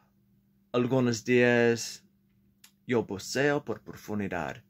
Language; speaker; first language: Spanish; non-native, learner; English